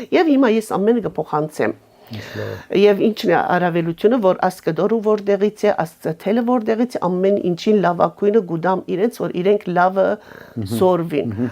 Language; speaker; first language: Armenian; native; Armenian